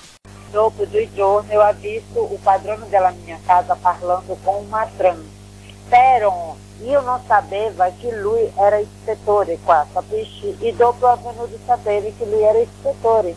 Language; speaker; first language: Italian; non-native, learner; Portuguese